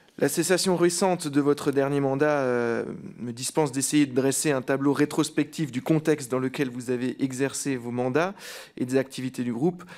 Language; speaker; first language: French; native; French